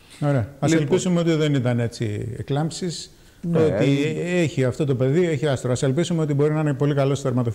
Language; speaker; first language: Greek; native; Greek